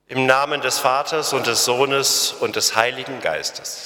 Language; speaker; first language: German; native; German